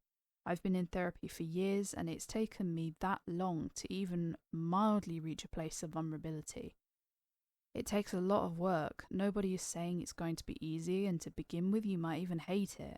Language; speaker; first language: English; native; English